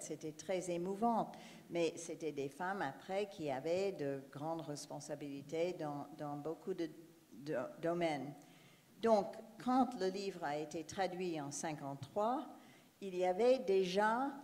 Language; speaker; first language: French; non-native, fluent; English